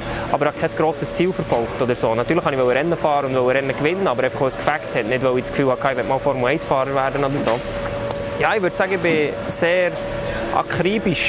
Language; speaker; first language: German; native; German